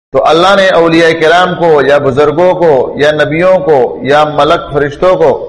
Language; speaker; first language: Urdu; non-native, local second language; Pashto